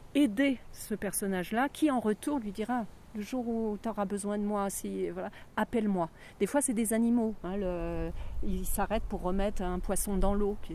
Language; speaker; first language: French; native; French